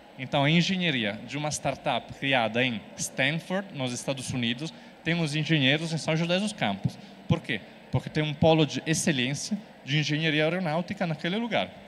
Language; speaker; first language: Portuguese; non-native, fluent; Italian